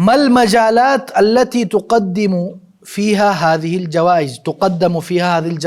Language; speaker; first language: Arabic; non-native, fluent; Urdu